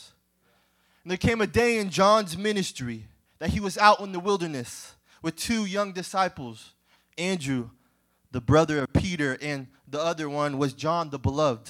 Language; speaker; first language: English; native; English